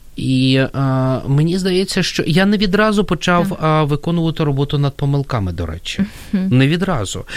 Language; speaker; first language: Ukrainian; non-native, local second language; Russian